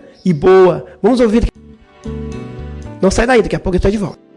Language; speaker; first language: Portuguese; native; Portuguese